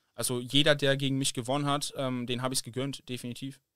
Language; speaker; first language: German; native; German